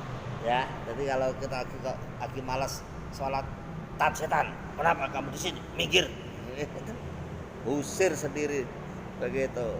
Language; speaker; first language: Indonesian; native; Indonesian